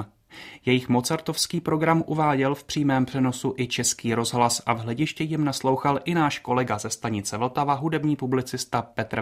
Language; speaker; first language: Czech; native; Czech